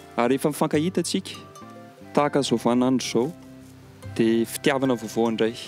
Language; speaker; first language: Malagasy; non-native, fluent; French